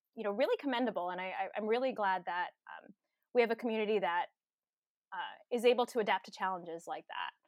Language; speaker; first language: English; early bilingual, other home language; Filipino